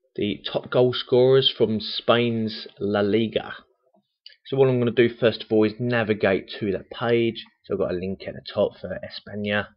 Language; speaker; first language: English; native; English